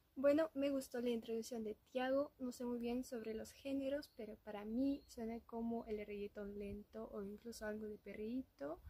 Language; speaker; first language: Spanish; non-native, fluent; Russian